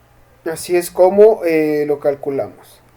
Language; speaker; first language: Spanish; native; Spanish